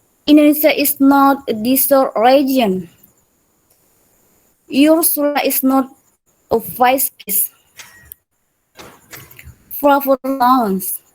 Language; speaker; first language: English; non-native, learner; Indonesian